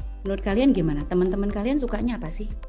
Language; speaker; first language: Indonesian; native; Indonesian